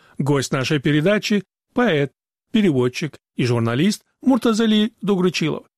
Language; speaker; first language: Russian; non-native, local second language; Chechen